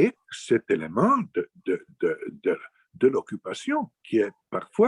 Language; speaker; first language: French; non-native, fluent; Italian